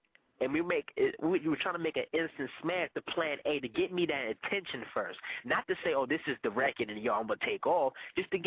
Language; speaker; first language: English; non-native, fluent; Spanish